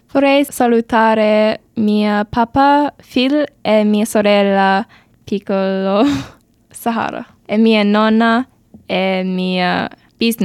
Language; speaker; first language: Italian; non-native, learner; English